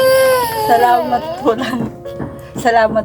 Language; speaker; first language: Filipino; non-native, local second language; Cebuano